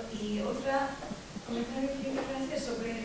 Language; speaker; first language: Spanish; non-native, fluent; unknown